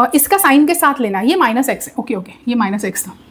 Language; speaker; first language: Hindi; non-native, local second language; Marathi